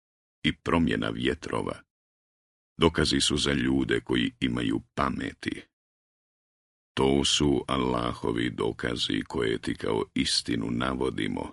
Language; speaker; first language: Croatian; native; Croatian